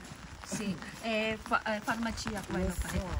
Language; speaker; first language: Italian; non-native, learner; Filipino